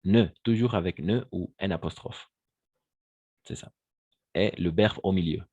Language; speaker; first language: French; non-native, fluent; Spanish